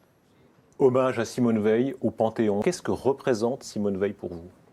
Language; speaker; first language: French; native; French